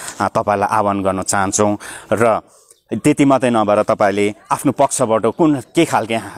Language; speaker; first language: Nepali; native; Nepali